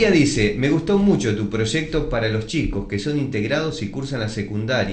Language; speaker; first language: Spanish; native; Spanish